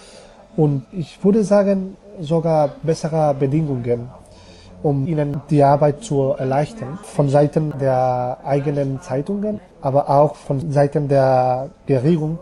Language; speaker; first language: German; non-native, fluent; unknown